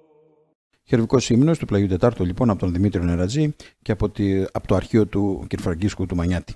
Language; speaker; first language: Greek; native; Greek